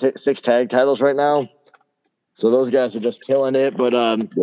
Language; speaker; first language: English; native; English